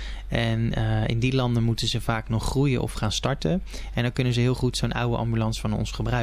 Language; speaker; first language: Dutch; native; Dutch